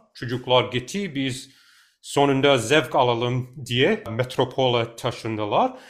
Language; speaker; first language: Turkish; non-native, fluent; English